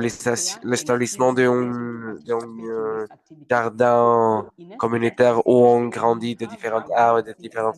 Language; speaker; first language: French; non-native, learner; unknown